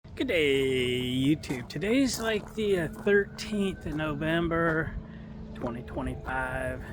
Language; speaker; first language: English; native; English